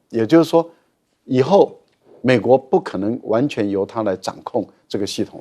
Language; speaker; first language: Chinese; native; Chinese